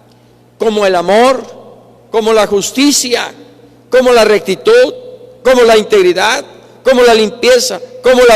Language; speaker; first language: Spanish; native; Spanish